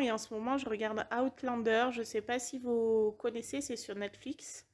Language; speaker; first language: French; native; French